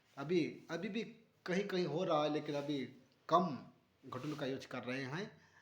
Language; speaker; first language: Hindi; non-native, local second language; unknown